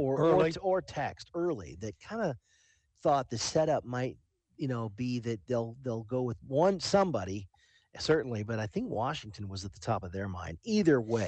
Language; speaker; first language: English; native; English